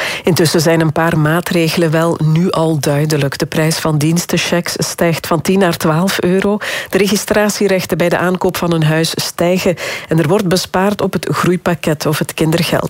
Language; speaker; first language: Dutch; native; Dutch